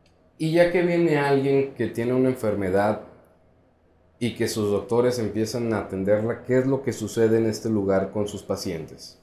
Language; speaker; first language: Spanish; native; Spanish